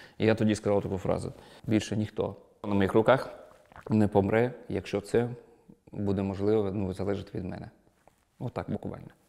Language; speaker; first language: Ukrainian; non-native, local second language; Russian